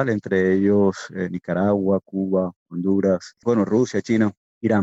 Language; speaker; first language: Spanish; native; Spanish